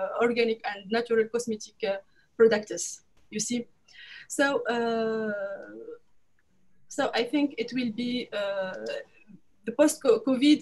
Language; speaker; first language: English; non-native, learner; French